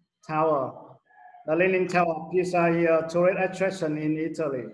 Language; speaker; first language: English; non-native, learner; Vietnamese